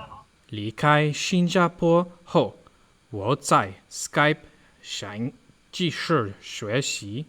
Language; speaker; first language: Chinese; non-native, learner; English